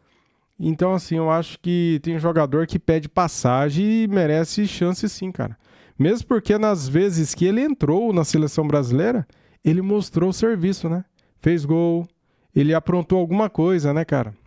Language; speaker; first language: Portuguese; native; Portuguese